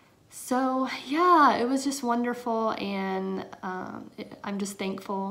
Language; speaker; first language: English; native; English